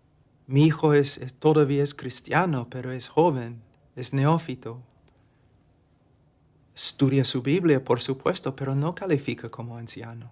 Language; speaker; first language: Spanish; non-native, fluent; English